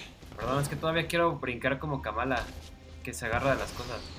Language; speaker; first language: Spanish; native; Spanish